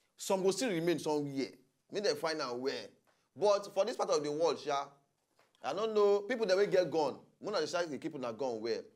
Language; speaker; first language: Nigerian Pidgin; native; Nigerian Pidgin